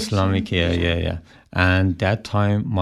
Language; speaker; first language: English; non-native, learner; Persian